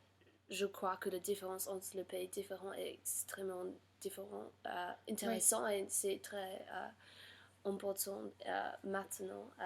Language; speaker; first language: French; non-native, learner; English